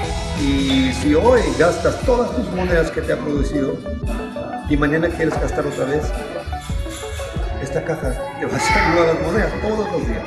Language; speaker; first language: Spanish; non-native, fluent; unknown